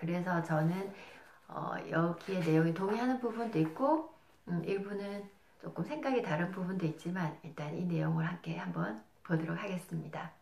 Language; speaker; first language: Korean; native; Korean